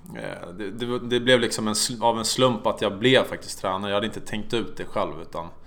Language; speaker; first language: Swedish; native; Swedish